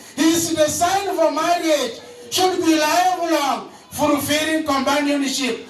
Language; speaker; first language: English; non-native, local second language; Swahili